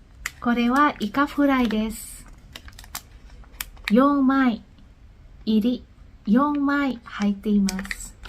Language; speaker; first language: Japanese; non-native, fluent; Indonesian